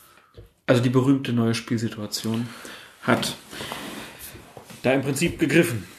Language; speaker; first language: German; native; German